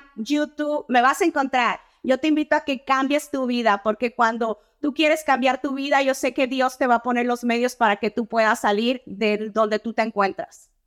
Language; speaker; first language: Spanish; native; Spanish